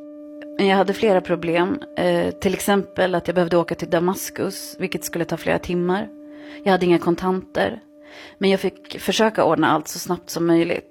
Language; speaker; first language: Swedish; early bilingual, other home language; Arabic